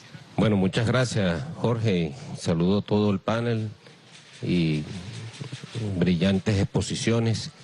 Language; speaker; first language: Spanish; native; Spanish